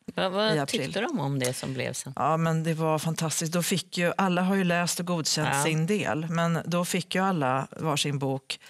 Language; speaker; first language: Swedish; native; Swedish